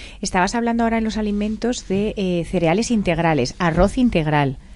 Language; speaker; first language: Spanish; native; Spanish